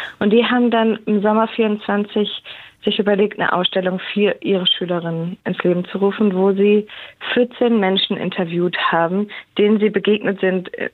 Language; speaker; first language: German; native; German